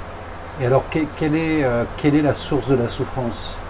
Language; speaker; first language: French; native; French